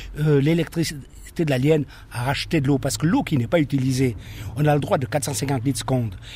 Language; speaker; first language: French; native; French